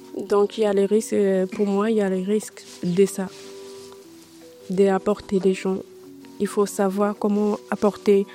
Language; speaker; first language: French; non-native, learner; Dutch